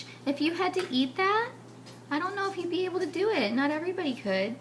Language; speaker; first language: English; native; English